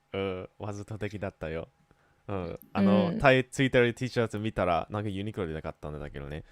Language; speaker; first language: Japanese; non-native, fluent; English